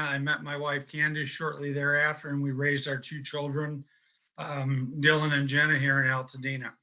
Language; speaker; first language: English; native; English